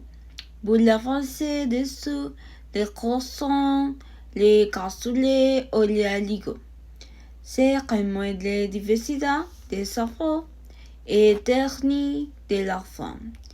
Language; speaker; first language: French; non-native, learner; Spanish